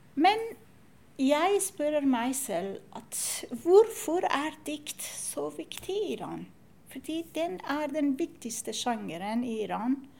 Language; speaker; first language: Norwegian; non-native, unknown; Persian